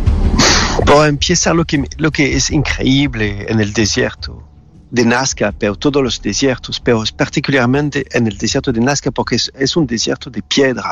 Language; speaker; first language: Spanish; non-native, fluent; French